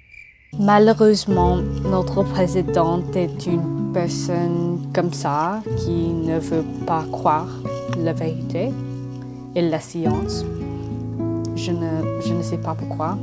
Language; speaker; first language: French; non-native, learner; English